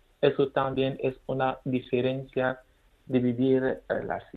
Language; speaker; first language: Spanish; non-native, fluent; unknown